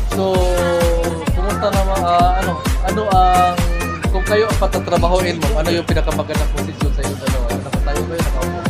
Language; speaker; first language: Filipino; non-native, local second language; Cebuano